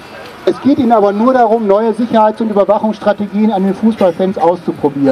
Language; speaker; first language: German; native; German